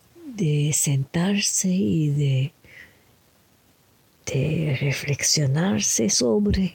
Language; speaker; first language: Spanish; non-native, learner; English